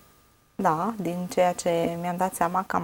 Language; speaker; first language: Romanian; native; Romanian